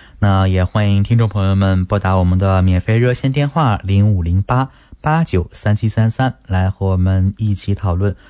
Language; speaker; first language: Chinese; native; Chinese